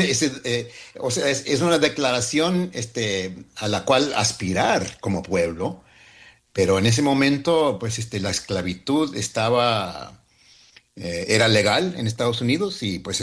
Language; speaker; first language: Spanish; early bilingual, heritage; Spanish